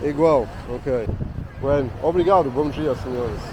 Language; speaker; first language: Portuguese; non-native, learner; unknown